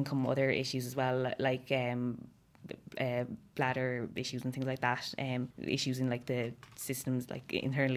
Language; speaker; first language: English; native; English